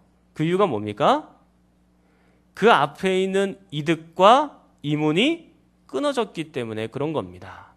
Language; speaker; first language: Korean; native; Korean